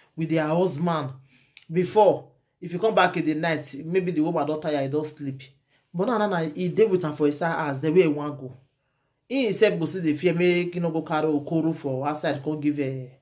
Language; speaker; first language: Nigerian Pidgin; native; Nigerian Pidgin